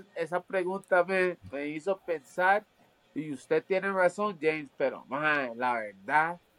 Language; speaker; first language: Spanish; early bilingual, heritage; Spanish